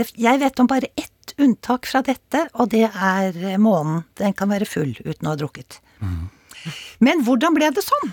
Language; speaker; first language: Norwegian; native; Norwegian